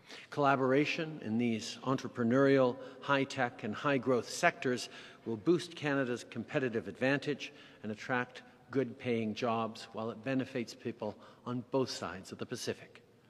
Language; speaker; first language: English; early bilingual, other home language; French